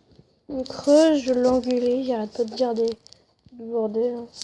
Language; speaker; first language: French; native; French